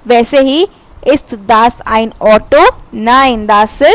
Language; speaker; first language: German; non-native, learner; Hindi